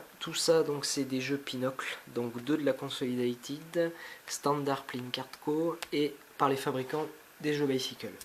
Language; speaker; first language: French; native; French